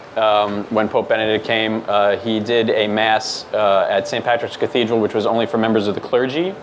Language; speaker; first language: English; native; English